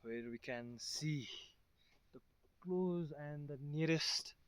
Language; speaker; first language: English; non-native, local second language; Nepali